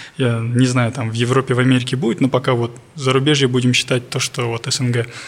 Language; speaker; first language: Russian; non-native, local second language; Kazakh